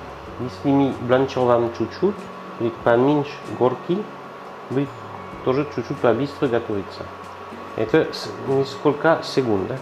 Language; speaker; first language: Russian; non-native, learner; French